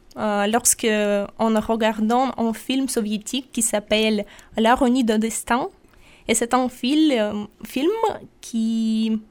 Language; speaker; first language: French; non-native, fluent; Russian